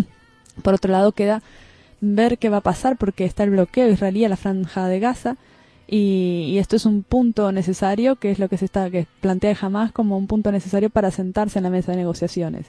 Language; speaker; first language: Spanish; native; Spanish